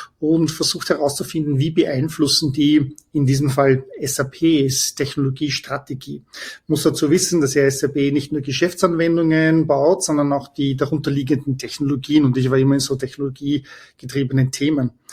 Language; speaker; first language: German; native; German